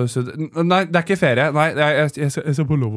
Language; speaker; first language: Norwegian; native; Norwegian